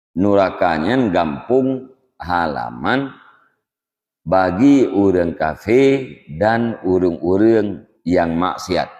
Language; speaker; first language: Malay; non-native, local second language; Achinese